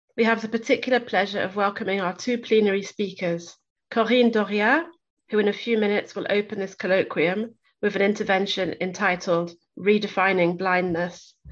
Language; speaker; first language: English; native; English